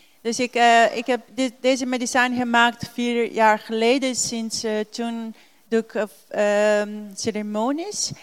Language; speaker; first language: Dutch; non-native, learner; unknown